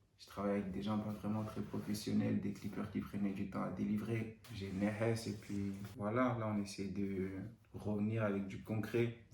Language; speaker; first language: French; non-native, fluent; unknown